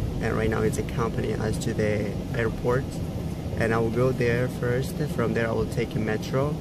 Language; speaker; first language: English; non-native, learner; Tajik